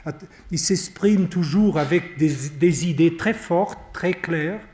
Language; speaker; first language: French; non-native, fluent; Portuguese